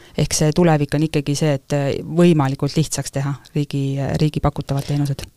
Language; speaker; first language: Estonian; native; Estonian